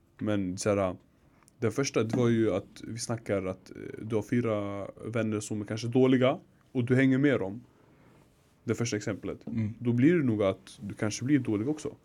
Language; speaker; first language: Swedish; early bilingual, other home language; Arabic